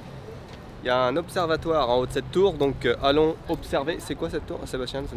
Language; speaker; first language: French; native; French